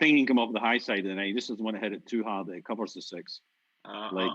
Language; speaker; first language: English; native; English